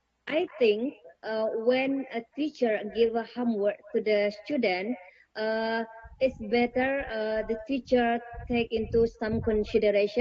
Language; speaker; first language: English; non-native, learner; Indonesian